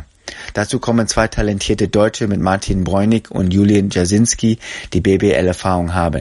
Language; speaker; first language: German; native; German